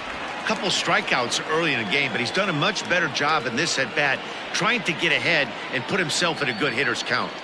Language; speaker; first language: English; native; English